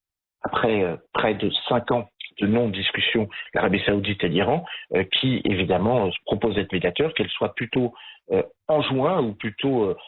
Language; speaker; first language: French; native; French